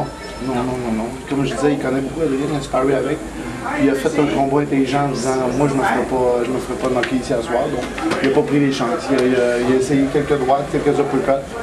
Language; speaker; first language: French; native; French